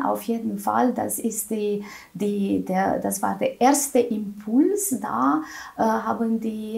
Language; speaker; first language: German; non-native, fluent; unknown